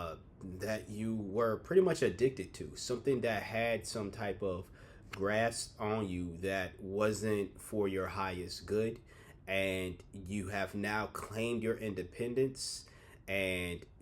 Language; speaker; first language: English; native; English